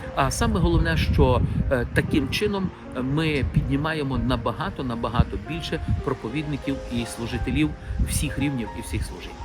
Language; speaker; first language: Ukrainian; native; Ukrainian